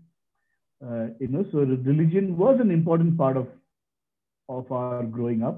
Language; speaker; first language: English; non-native, local second language; Malayalam